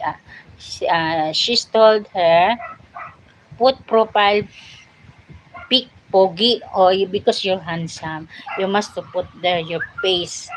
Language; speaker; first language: English; non-native, learner; Filipino